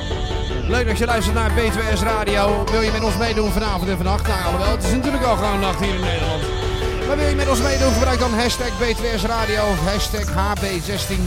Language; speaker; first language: Dutch; native; Dutch